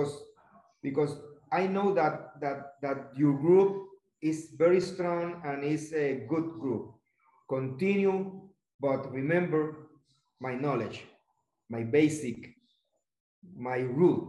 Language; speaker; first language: English; non-native, learner; Spanish